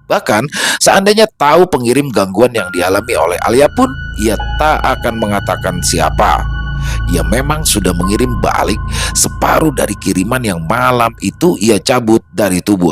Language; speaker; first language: Indonesian; native; Indonesian